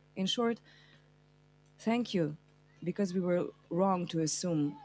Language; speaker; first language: English; non-native, fluent; Slovenian